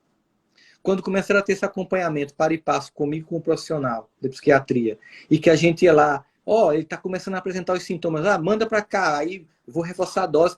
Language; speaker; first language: Portuguese; native; Portuguese